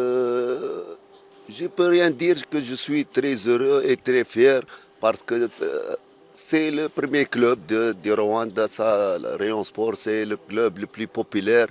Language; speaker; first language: French; non-native, fluent; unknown